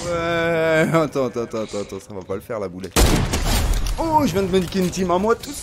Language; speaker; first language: French; native; French